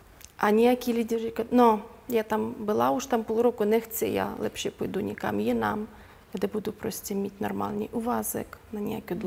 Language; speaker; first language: Czech; non-native, learner; Ukrainian